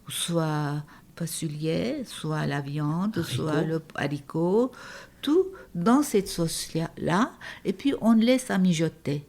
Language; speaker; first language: French; non-native, fluent; Turkish